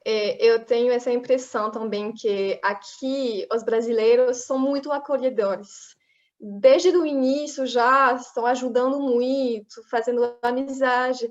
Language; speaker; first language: Portuguese; non-native, fluent; French